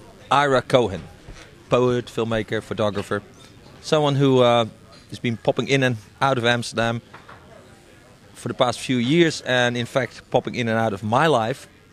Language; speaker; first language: English; non-native, fluent; Dutch